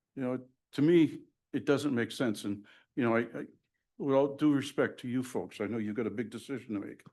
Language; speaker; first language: English; native; English